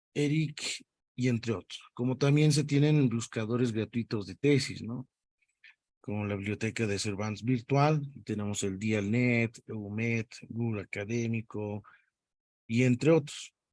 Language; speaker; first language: Spanish; native; Spanish